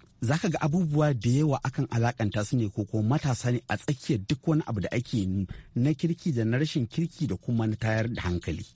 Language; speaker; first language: Hausa; native; Hausa